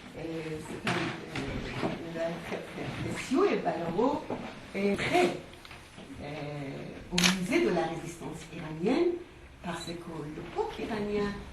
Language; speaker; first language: French; non-native, fluent; Persian